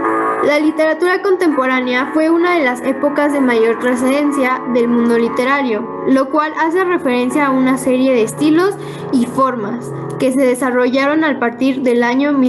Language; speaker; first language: Spanish; native; Spanish